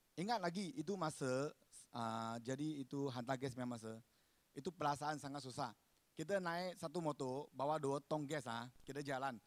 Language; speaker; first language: Malay; non-native, local second language; Chinese